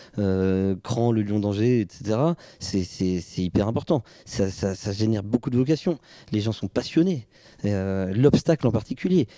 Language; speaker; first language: French; native; French